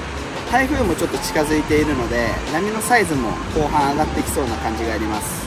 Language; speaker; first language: Japanese; native; Japanese